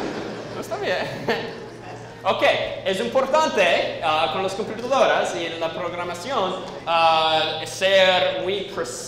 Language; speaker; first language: Spanish; non-native, learner; English